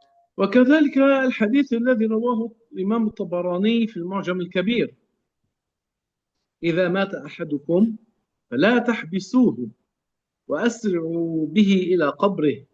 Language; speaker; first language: Arabic; native; Arabic